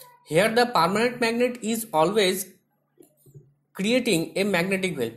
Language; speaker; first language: English; non-native, local second language; Bangla